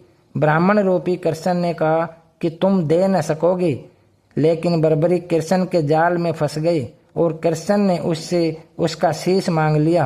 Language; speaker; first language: Hindi; native; Hindi